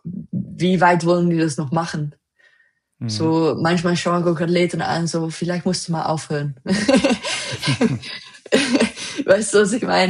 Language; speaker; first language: German; non-native, fluent; Dutch